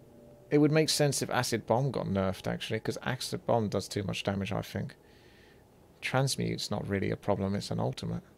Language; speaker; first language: English; native; English